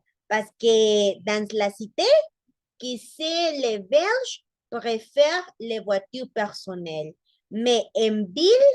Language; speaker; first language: French; non-native, learner; Spanish